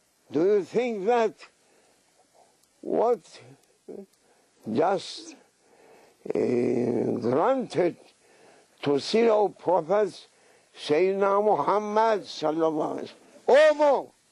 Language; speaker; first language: English; non-native, fluent; Turkish